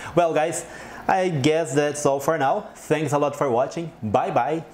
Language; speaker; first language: English; non-native, fluent; Portuguese